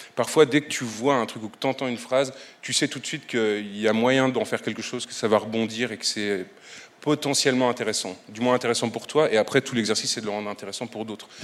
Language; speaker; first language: French; native; French